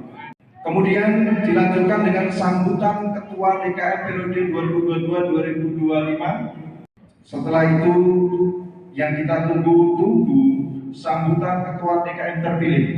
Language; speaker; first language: Indonesian; native; Indonesian